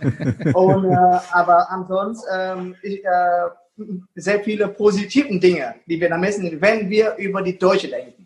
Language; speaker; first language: German; non-native, fluent; Vietnamese